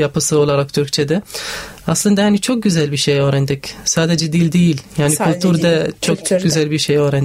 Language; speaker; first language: Turkish; non-native, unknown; Arabic